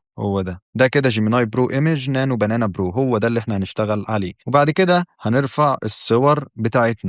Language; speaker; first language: Arabic; native; Arabic